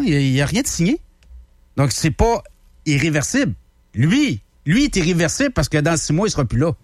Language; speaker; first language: French; native; French